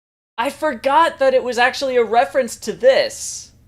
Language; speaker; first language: English; native; English